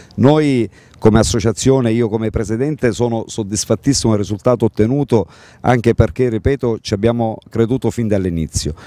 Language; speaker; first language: Italian; native; Italian